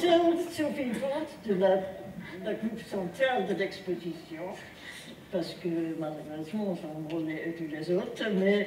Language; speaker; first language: French; non-native, fluent; English